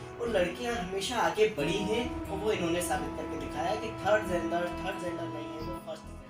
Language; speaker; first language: Hindi; native; Hindi